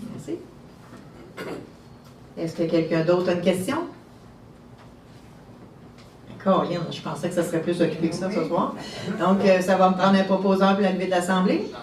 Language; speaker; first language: French; native; French